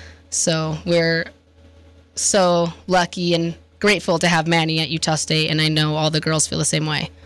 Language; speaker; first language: English; native; English